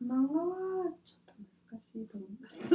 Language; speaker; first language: Japanese; non-native, fluent; English